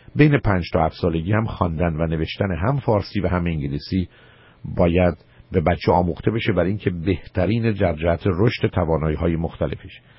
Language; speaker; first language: Persian; native; Persian